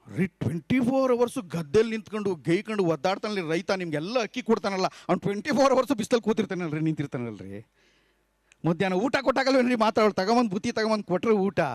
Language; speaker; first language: Kannada; native; Kannada